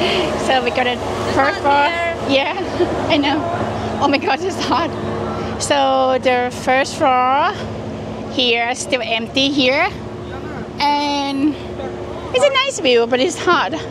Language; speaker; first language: English; non-native, learner; Thai